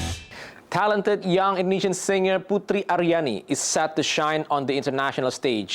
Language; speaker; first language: English; non-native, fluent; Indonesian